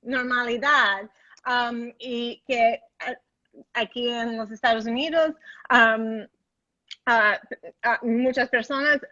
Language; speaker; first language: Spanish; non-native, learner; English